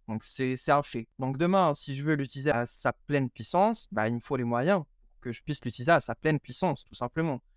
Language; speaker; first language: French; non-native, local second language; Arabic